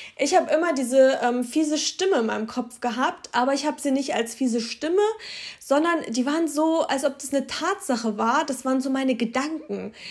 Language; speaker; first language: German; early bilingual, other home language; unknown